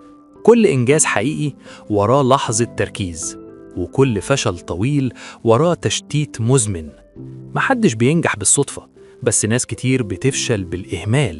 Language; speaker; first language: Arabic; native; Arabic